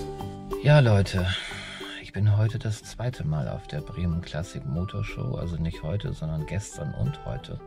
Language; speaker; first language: German; native; German